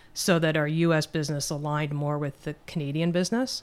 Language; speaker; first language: English; native; English